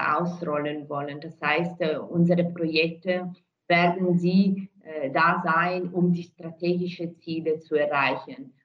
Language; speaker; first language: German; non-native, fluent; Italian